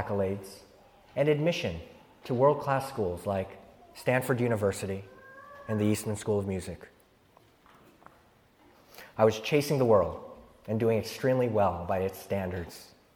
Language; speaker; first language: English; native; English